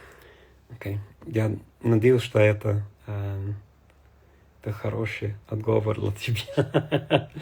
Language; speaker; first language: Russian; non-native, learner; English